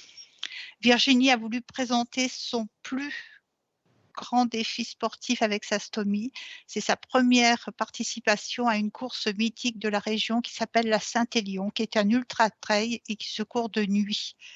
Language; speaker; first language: French; native; French